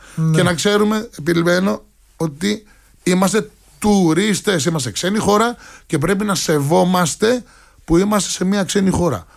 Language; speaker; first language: Greek; native; Greek